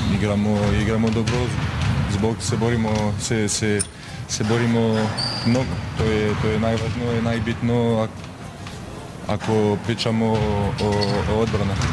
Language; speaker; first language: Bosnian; non-native, learner; French